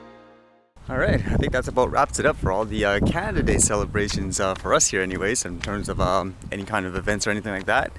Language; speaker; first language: English; native; English